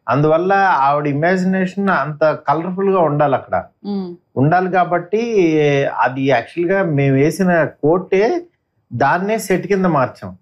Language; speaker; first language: Telugu; native; Telugu